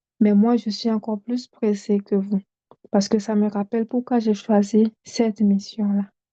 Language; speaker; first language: French; non-native, local second language; Bambara